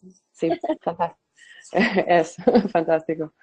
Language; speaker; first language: Spanish; non-native, fluent; English